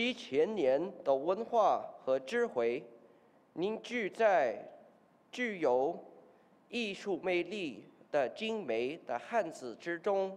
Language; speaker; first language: Chinese; non-native, learner; English